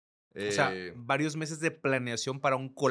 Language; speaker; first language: Spanish; native; Spanish